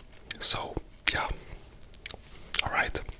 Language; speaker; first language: English; non-native, fluent; German